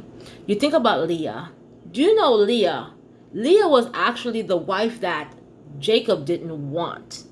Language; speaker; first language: English; native; English